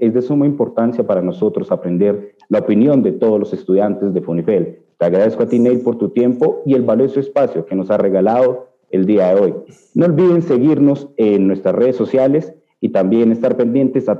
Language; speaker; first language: Spanish; native; Spanish